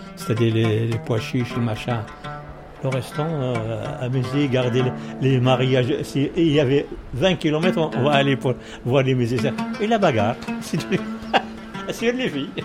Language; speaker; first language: French; non-native, learner; Arabic